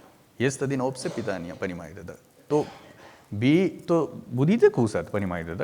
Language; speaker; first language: Russian; non-native, learner; Hindi